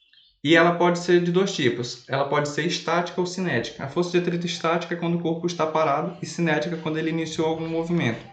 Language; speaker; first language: Portuguese; native; Portuguese